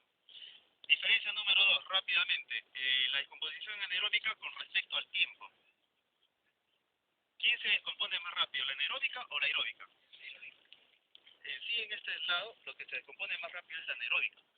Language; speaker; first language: Spanish; native; Spanish